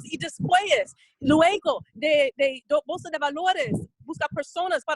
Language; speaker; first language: Spanish; non-native, fluent; English